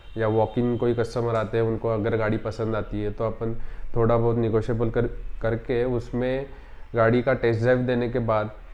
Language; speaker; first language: Hindi; non-native, local second language; Marathi